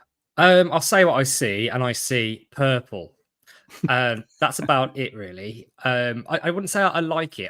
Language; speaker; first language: English; native; English